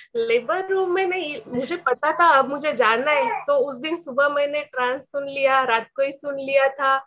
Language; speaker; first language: Hindi; non-native, local second language; Marathi